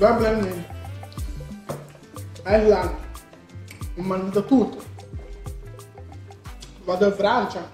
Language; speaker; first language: Italian; non-native, learner; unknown